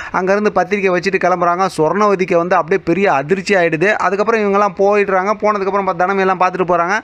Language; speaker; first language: Tamil; native; Tamil